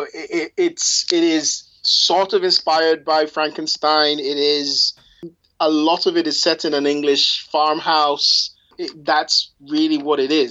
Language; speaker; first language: English; native; English